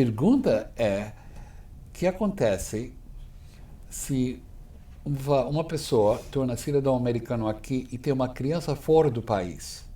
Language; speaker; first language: Portuguese; non-native, fluent; English